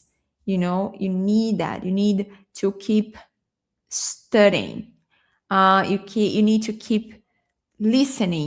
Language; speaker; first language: English; non-native, fluent; Portuguese